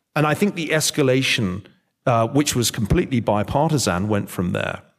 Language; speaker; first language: English; native; English